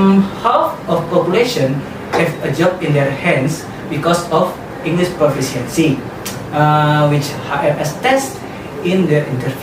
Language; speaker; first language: English; non-native, learner; Indonesian